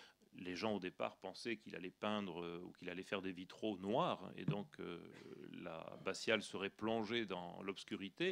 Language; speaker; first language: French; native; French